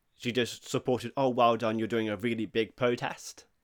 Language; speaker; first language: English; native; English